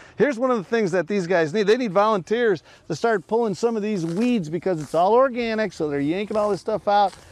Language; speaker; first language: English; native; English